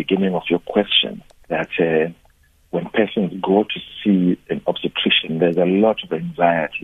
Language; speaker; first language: English; non-native, local second language; Shona